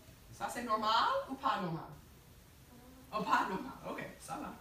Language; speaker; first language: French; non-native, fluent; English